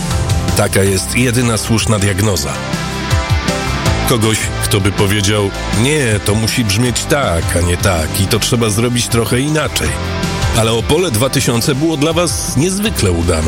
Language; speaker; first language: Polish; native; Polish